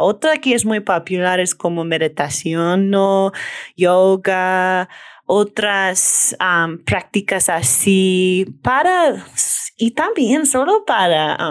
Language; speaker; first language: Spanish; non-native, learner; English